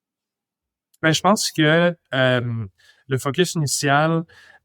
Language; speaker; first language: French; non-native, local second language; English